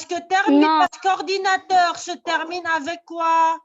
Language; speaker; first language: French; non-native, local second language; Arabic